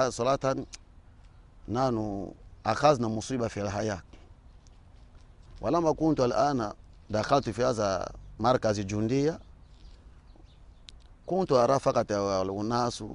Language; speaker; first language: Arabic; non-native, learner; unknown